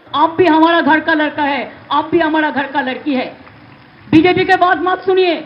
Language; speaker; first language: Hindi; non-native, local second language; Bangla